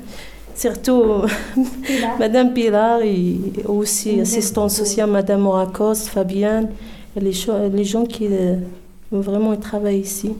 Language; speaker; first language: French; non-native, learner; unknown